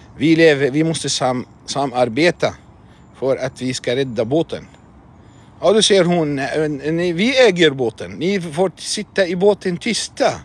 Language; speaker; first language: Swedish; non-native, fluent; Arabic